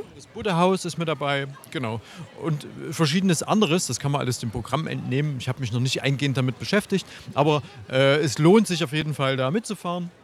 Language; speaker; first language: German; native; German